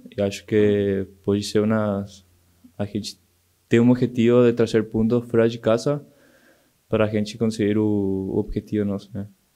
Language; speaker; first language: Portuguese; non-native, local second language; Spanish